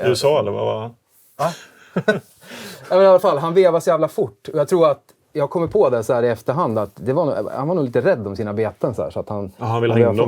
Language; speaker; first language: Swedish; native; Swedish